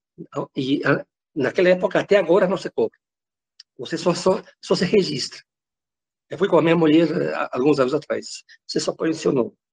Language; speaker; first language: Portuguese; non-native, fluent; Spanish